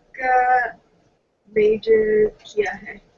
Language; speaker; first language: Hindi; non-native, learner; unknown